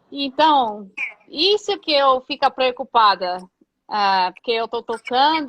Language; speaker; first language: Portuguese; non-native, fluent; English